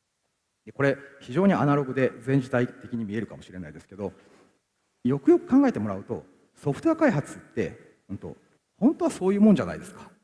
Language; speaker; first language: Japanese; native; Japanese